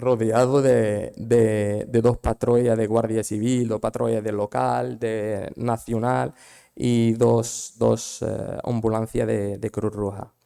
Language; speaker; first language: Spanish; non-native, fluent; Arabic